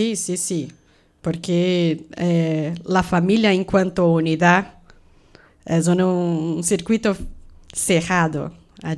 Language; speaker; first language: Spanish; non-native, fluent; Portuguese